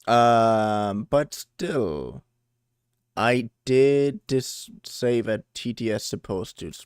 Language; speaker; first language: English; non-native, fluent; German